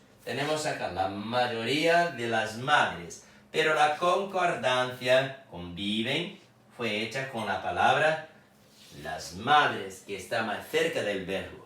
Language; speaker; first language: Spanish; non-native, fluent; Portuguese